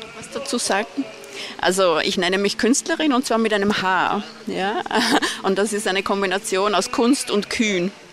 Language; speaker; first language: German; native; German